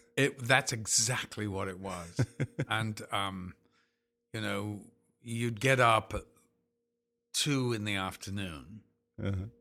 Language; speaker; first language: English; native; English